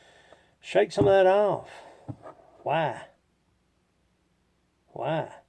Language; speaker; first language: English; native; English